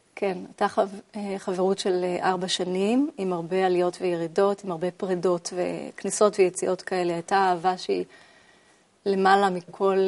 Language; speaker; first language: Hebrew; native; Hebrew